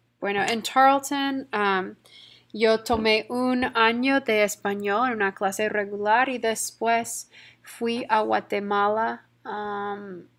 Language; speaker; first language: Spanish; non-native, fluent; English